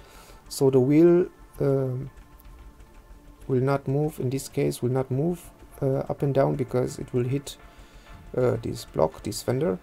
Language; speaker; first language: English; non-native, fluent; German